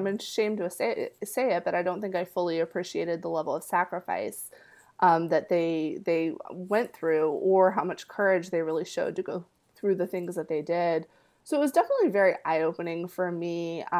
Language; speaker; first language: English; early bilingual, other home language; Spanish